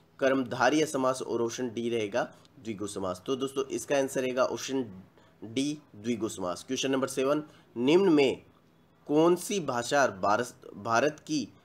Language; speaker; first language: Hindi; native; Hindi